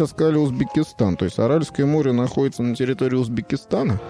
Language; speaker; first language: Russian; native; Russian